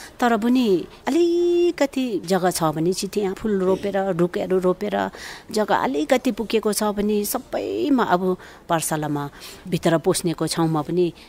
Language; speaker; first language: Nepali; non-native, local second language; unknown